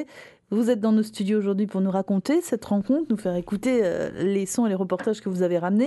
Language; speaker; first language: French; native; French